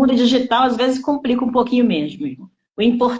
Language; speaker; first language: Portuguese; native; Portuguese